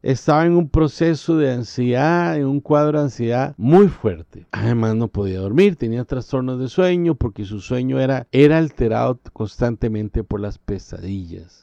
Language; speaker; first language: Spanish; native; Spanish